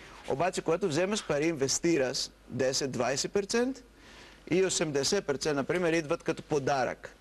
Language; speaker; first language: Bulgarian; non-native, fluent; Greek